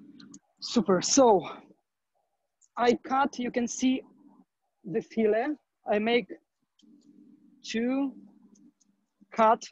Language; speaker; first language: English; non-native, learner; Ukrainian